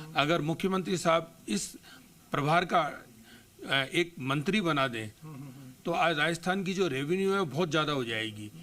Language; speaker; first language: Hindi; native; Hindi